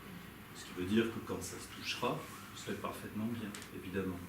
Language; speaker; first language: French; native; French